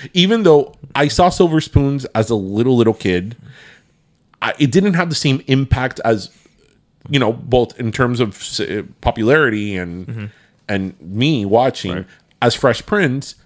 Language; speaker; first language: English; early bilingual, other home language; Spanish